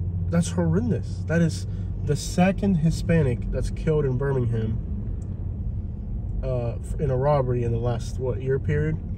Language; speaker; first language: English; native; English